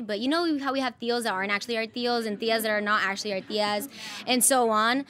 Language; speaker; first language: English; native; English